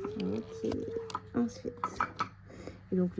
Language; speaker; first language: French; native; French